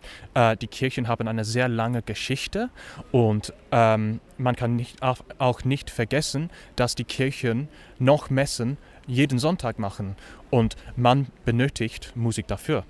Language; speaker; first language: German; non-native, learner; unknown